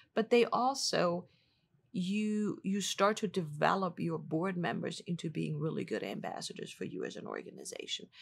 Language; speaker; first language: English; non-native, fluent; German